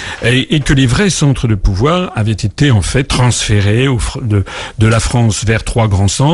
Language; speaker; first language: French; native; French